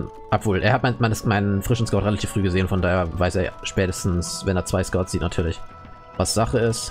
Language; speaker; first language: German; native; German